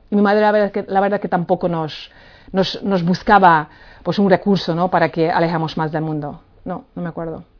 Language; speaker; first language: Spanish; non-native, fluent; Hungarian